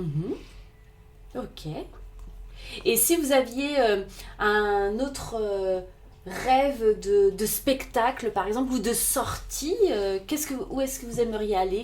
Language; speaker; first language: French; native; French